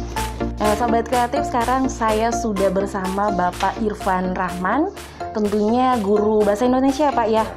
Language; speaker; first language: Indonesian; native; Indonesian